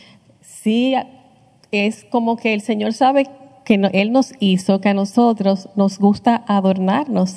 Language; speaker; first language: Spanish; native; Spanish